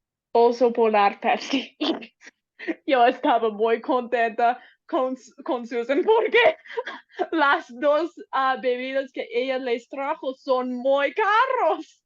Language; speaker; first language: Spanish; non-native, learner; English